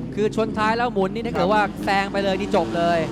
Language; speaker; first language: Thai; native; Thai